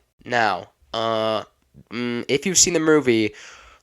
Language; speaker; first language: English; native; English